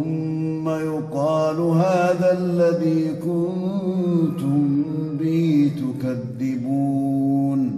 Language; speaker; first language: Arabic; native; Arabic